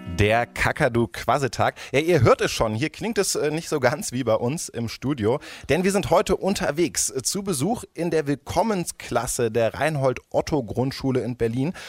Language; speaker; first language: German; native; German